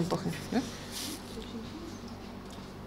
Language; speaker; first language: Russian; native; Russian